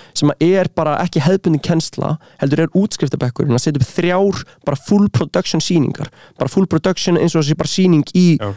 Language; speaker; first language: Icelandic; native; Icelandic